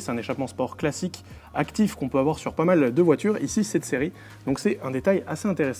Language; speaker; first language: French; native; French